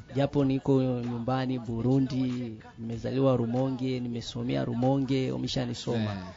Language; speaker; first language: Swahili; non-native, local second language; Rundi